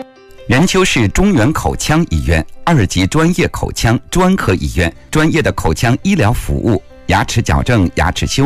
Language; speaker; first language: Chinese; native; Chinese